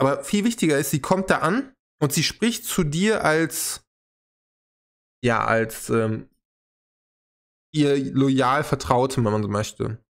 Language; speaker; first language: German; native; German